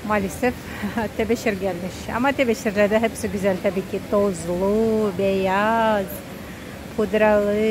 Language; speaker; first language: Turkish; non-native, fluent; Russian